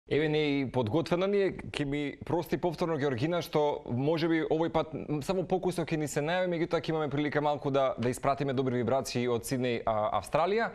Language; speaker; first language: Macedonian; native; Macedonian